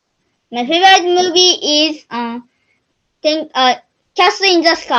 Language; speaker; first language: English; non-native, learner; Japanese